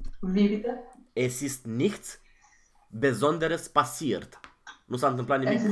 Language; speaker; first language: German; non-native, fluent; Romanian